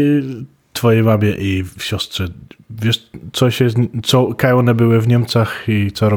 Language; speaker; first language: Polish; early bilingual, heritage; Polish